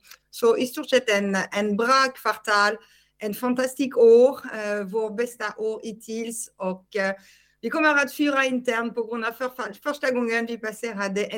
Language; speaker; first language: Swedish; non-native, fluent; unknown